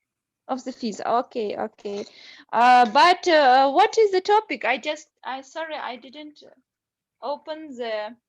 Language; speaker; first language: English; non-native, learner; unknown